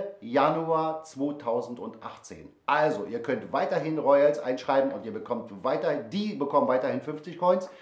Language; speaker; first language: German; native; German